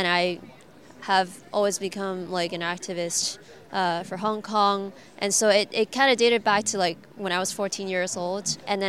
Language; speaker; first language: English; non-native, local second language; Cantonese